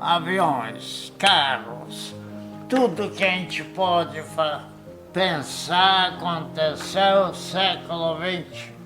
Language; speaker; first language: Portuguese; non-native, fluent; Polish